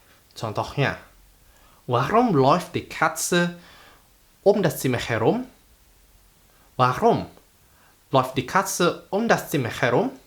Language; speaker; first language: German; non-native, fluent; Indonesian